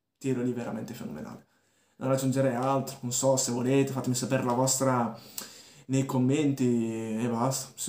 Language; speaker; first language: Italian; early bilingual, other home language; Arabic